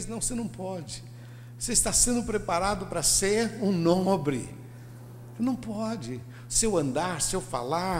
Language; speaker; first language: Portuguese; native; Portuguese